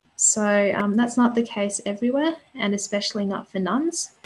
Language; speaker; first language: English; native; English